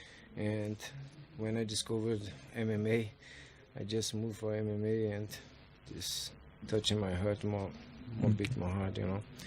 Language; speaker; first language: English; non-native, learner; Portuguese